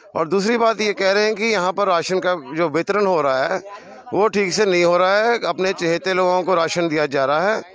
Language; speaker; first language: Hindi; native; Hindi